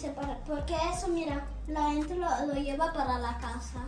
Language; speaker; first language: Spanish; early bilingual, heritage; Spanish